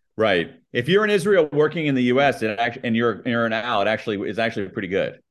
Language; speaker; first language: English; native; English